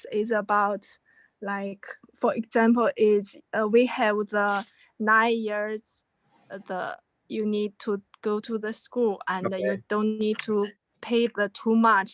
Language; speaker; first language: English; non-native, learner; Chinese